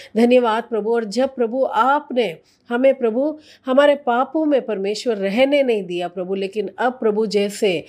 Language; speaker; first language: Hindi; non-native, local second language; Telugu